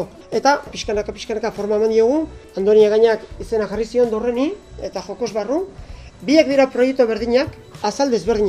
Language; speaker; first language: Basque; native; Basque